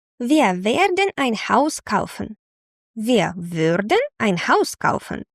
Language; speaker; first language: German; non-native, fluent; Ukrainian